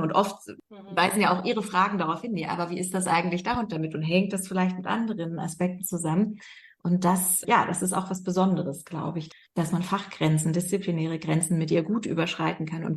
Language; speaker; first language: German; native; German